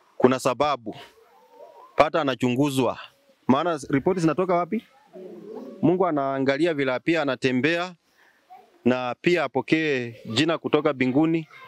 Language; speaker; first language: Swahili; non-native, local second language; Luyia